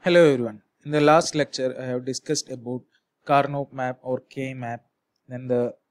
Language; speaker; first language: English; non-native, local second language; Malayalam